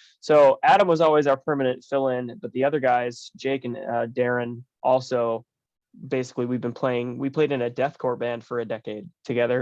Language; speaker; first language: English; native; English